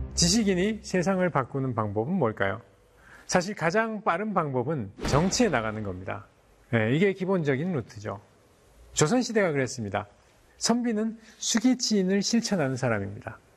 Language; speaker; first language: Korean; native; Korean